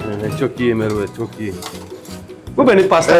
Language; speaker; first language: Turkish; non-native, learner; French